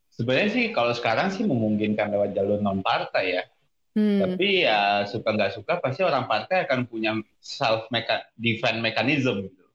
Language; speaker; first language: Indonesian; native; Indonesian